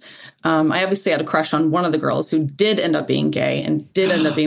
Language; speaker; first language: English; native; English